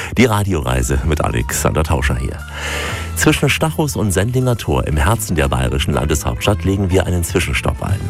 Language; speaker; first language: German; native; German